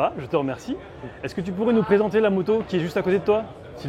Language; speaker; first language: French; native; French